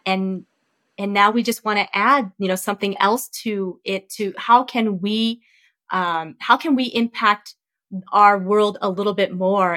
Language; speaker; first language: English; early bilingual, other home language; Vietnamese